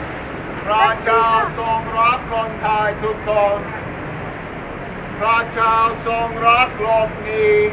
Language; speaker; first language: Thai; non-native, learner; English